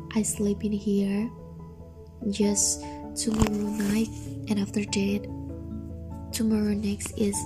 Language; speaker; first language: English; non-native, learner; Indonesian